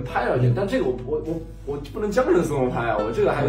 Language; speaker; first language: Chinese; native; Chinese